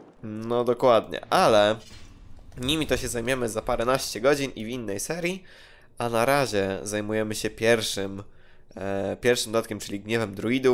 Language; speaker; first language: Polish; native; Polish